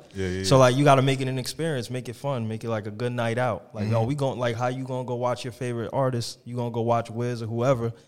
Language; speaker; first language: English; native; English